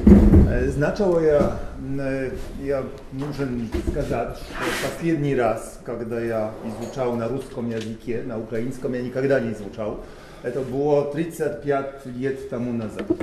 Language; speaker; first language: Russian; non-native, learner; Polish